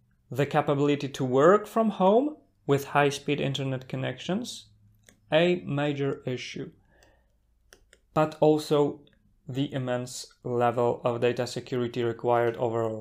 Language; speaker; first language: English; non-native, fluent; Polish